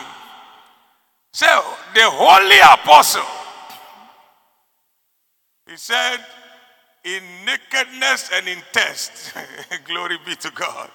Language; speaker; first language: English; non-native, local second language; Akan